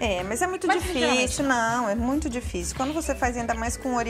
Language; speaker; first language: Portuguese; native; Portuguese